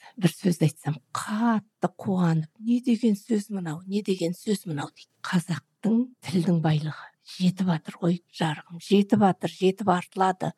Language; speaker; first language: Kazakh; native; Kazakh